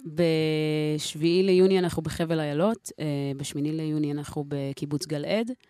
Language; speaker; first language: Hebrew; native; Hebrew